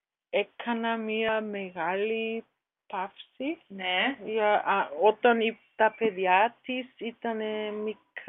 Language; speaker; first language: Greek; non-native, learner; German